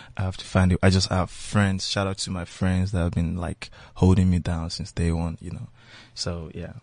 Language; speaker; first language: English; non-native, local second language; Yoruba